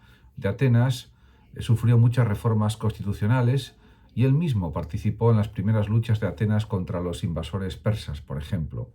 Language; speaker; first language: Spanish; native; Spanish